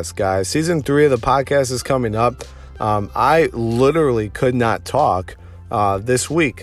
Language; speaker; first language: English; native; English